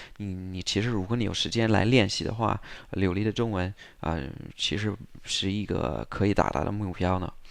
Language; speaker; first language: Chinese; non-native, fluent; English